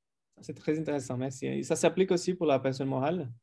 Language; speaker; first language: French; non-native, fluent; Portuguese